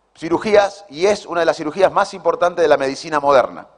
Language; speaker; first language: Spanish; native; Spanish